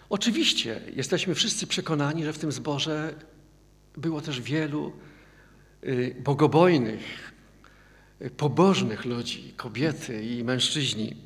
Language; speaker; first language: Polish; native; Polish